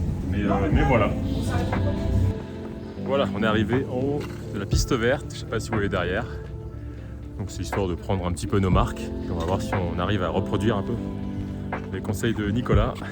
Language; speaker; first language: French; native; French